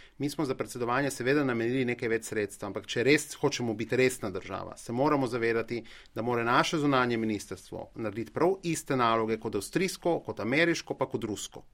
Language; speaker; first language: Slovenian; native; Slovenian